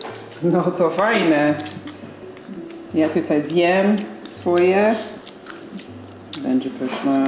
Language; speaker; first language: Polish; non-native, fluent; English